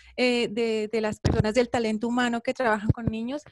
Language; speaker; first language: Spanish; native; Spanish